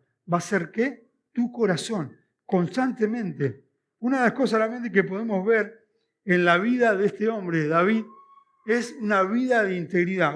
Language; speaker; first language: Spanish; native; Spanish